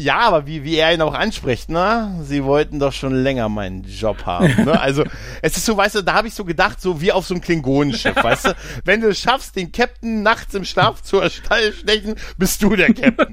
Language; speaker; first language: German; native; German